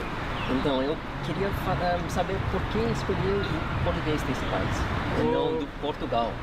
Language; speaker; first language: Portuguese; non-native, learner; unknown